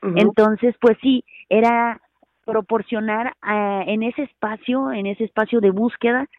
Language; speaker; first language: Spanish; native; Spanish